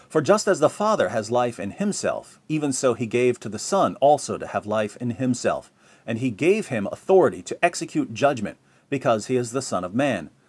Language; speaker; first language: English; native; English